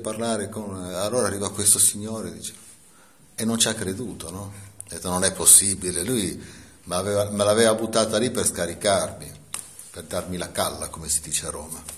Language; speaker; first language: Italian; native; Italian